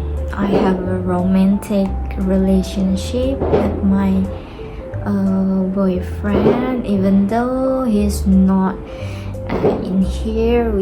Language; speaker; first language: English; non-native, learner; Indonesian